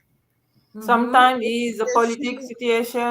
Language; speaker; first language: English; non-native, learner; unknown